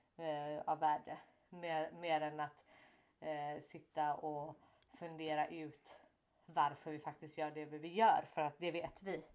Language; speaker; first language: Swedish; native; Swedish